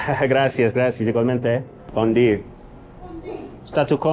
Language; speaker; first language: Italian; non-native, learner; English